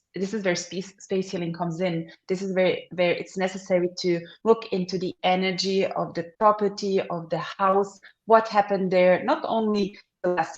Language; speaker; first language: English; non-native, fluent; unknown